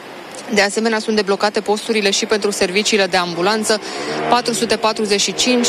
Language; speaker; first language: Romanian; native; Romanian